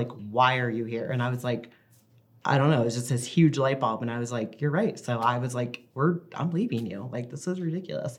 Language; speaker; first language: English; native; English